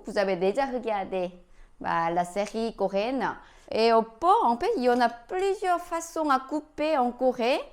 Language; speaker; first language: French; non-native, learner; Korean